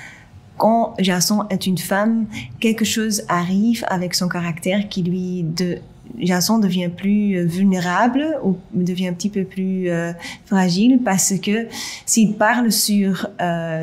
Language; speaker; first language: French; non-native, local second language; Dutch